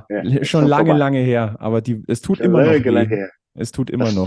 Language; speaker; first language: German; native; German